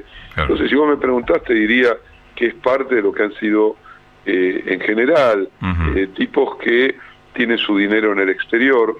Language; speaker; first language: Spanish; native; Spanish